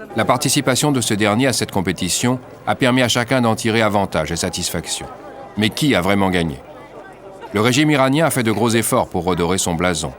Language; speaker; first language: French; native; French